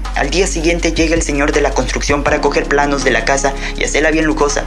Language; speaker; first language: Spanish; native; Spanish